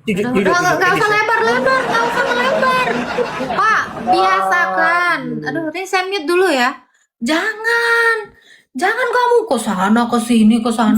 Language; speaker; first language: Indonesian; native; Indonesian